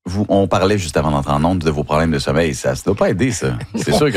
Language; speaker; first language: French; native; French